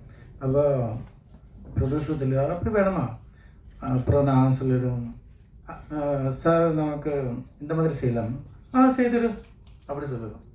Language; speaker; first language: Tamil; non-native, learner; Malayalam